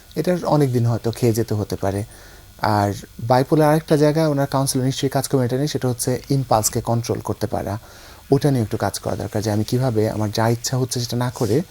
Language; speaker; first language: Bangla; native; Bangla